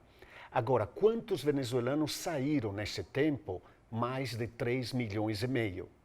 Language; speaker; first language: Portuguese; non-native, fluent; Italian